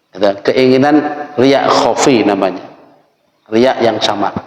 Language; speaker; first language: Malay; non-native, local second language; Javanese